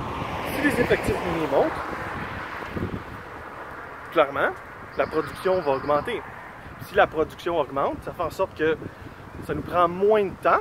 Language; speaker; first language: French; native; French